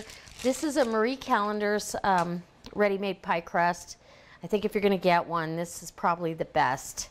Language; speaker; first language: English; native; English